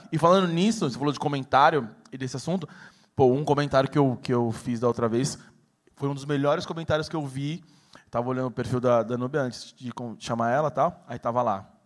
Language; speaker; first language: Portuguese; native; Portuguese